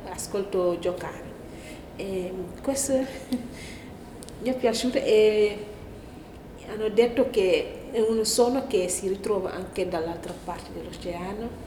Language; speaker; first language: Italian; non-native, learner; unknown